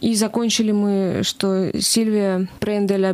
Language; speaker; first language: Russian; native; Russian